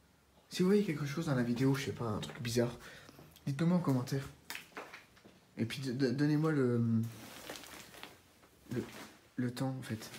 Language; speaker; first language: French; native; French